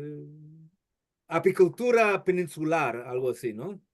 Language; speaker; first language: Spanish; non-native, fluent; English